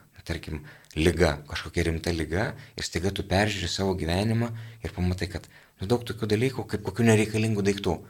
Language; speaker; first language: Lithuanian; native; Lithuanian